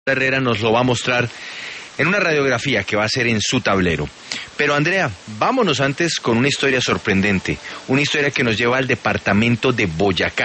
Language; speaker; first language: Spanish; native; Spanish